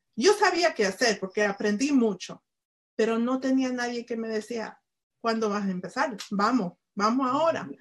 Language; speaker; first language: Spanish; early bilingual, heritage; Spanish